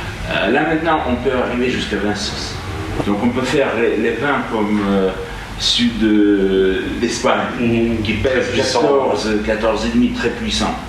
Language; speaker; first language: French; non-native, fluent; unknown